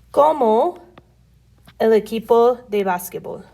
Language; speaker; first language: Spanish; non-native, fluent; English